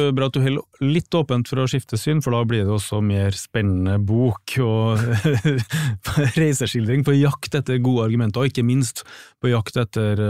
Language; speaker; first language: Norwegian; native; Norwegian